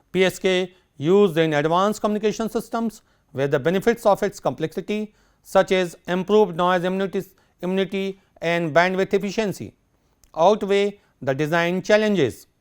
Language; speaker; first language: English; non-native, local second language; Hindi